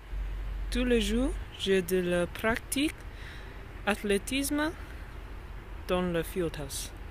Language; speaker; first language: French; non-native, learner; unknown